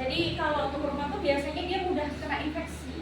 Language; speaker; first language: Indonesian; native; Indonesian